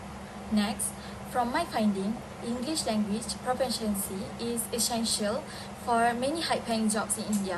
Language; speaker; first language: English; non-native, local second language; Malay